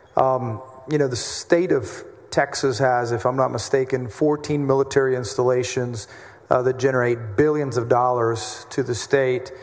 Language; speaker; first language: English; native; English